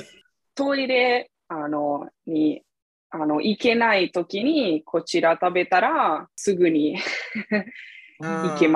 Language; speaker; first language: Japanese; non-native, fluent; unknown